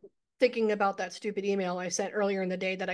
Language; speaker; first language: English; native; English